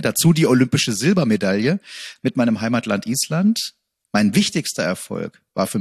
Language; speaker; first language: German; native; German